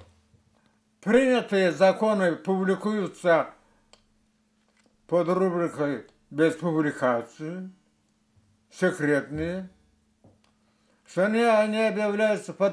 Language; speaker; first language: Russian; non-native, local second language; Karachay-Balkar